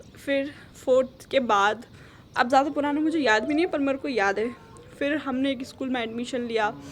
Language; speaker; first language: Hindi; native; Hindi